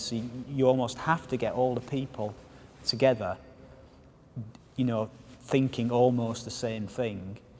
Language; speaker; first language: English; native; English